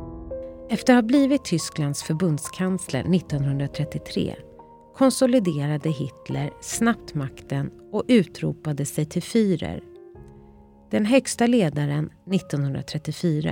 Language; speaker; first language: Swedish; native; Swedish